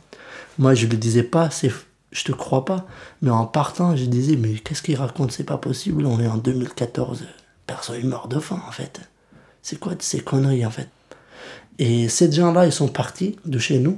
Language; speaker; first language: French; early bilingual, other home language; Kurdish